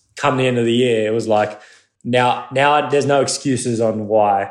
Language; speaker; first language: English; non-native, local second language; Japanese